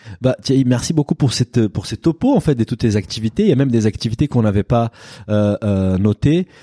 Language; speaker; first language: French; non-native, fluent; Portuguese